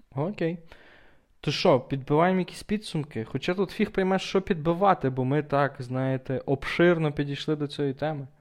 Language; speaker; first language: Ukrainian; native; Ukrainian